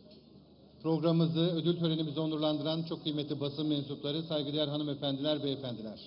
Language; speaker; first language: Turkish; native; Turkish